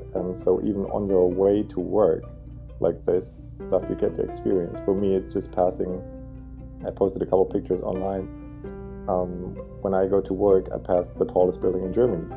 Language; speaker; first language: English; non-native, fluent; German